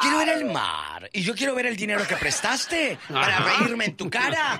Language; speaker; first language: Spanish; native; Spanish